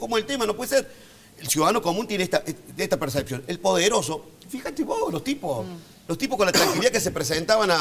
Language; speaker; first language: Spanish; native; Spanish